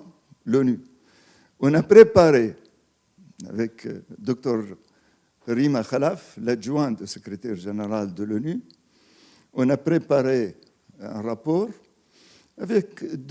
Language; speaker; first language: French; non-native, fluent; Arabic